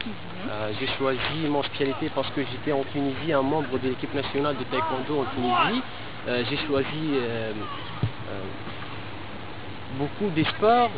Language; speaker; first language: French; non-native, local second language; Arabic